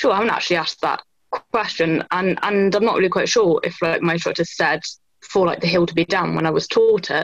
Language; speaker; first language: English; native; English